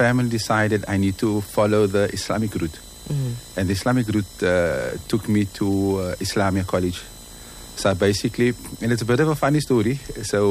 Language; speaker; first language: English; non-native, local second language; Afrikaans